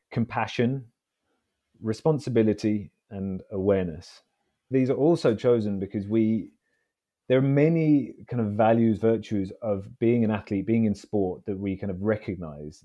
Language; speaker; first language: English; native; English